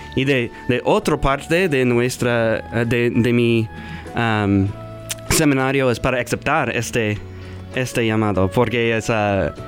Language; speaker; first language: Spanish; non-native, learner; English